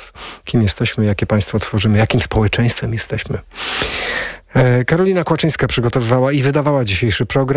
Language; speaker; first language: Polish; native; Polish